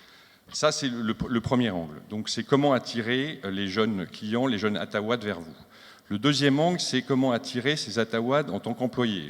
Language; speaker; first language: French; native; French